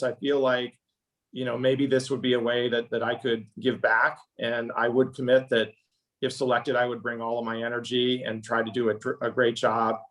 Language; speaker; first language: English; native; English